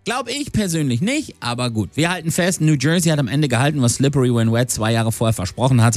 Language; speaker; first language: German; native; German